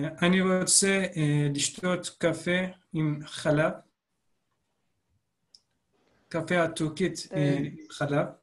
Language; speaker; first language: Hebrew; non-native, learner; Turkish